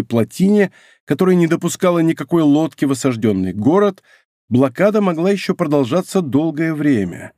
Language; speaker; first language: Russian; native; Russian